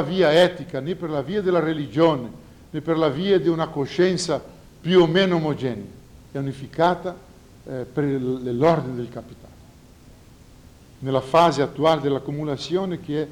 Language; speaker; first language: Italian; non-native, fluent; Portuguese